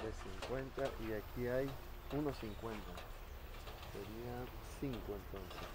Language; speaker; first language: Spanish; native; Spanish